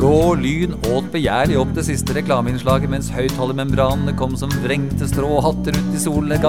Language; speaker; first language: Norwegian; native; Norwegian